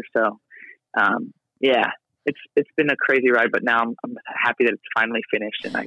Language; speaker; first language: English; native; English